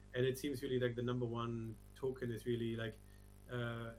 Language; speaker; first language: English; non-native, fluent; German